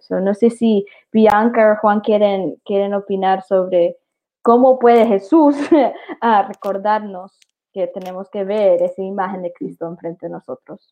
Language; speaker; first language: Spanish; early bilingual, heritage; English